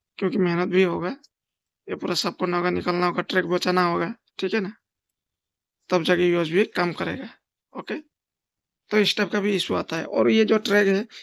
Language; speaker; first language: Hindi; non-native, local second language; Nepali